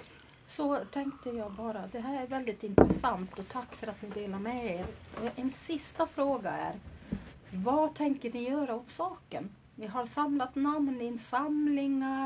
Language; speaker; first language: Swedish; native; Swedish